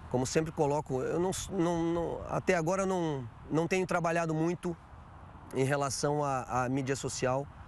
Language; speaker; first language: Portuguese; native; Portuguese